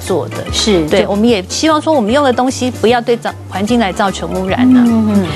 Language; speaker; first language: Chinese; native; Chinese